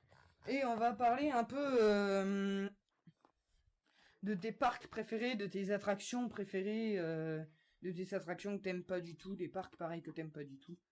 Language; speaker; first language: French; native; French